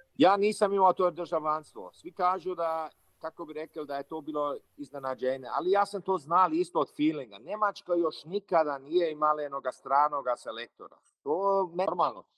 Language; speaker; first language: Croatian; early bilingual, heritage; Croatian